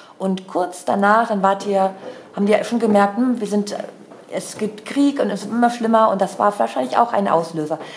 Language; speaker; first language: German; native; German